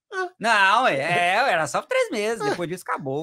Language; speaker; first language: Portuguese; native; Portuguese